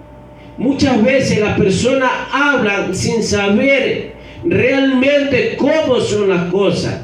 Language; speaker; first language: Spanish; native; Spanish